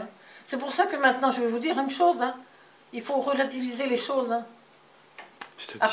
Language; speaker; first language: French; native; French